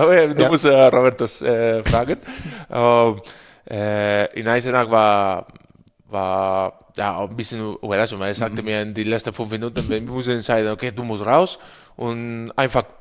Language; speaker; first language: German; non-native, learner; Spanish